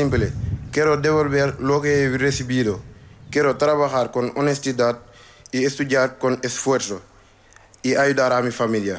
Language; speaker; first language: Spanish; non-native, learner; Wolof